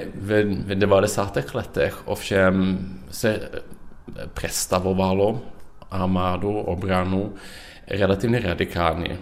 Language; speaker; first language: Czech; non-native, fluent; Swedish